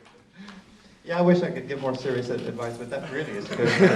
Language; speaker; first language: English; native; English